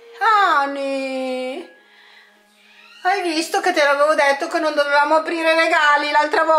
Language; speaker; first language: Italian; native; Italian